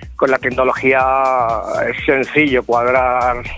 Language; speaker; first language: Spanish; native; Spanish